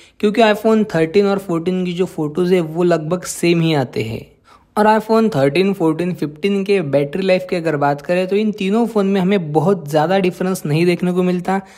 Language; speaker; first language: Hindi; non-native, local second language; Marathi